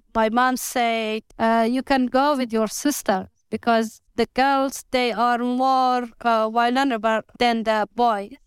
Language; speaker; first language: English; non-native, learner; Persian